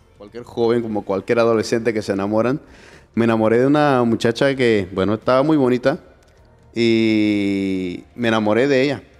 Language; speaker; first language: Spanish; native; Spanish